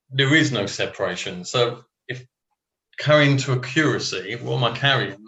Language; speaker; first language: English; native; English